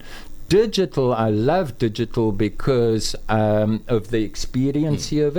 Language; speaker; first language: English; native; English